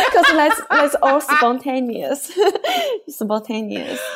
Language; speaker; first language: English; non-native, fluent; Chinese